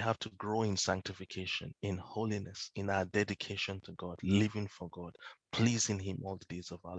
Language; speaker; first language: English; non-native, local second language; Yoruba